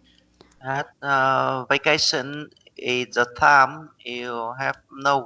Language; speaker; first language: English; non-native, learner; Vietnamese